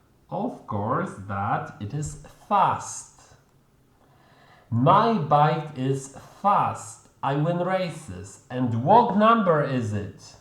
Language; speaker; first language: English; non-native, fluent; Polish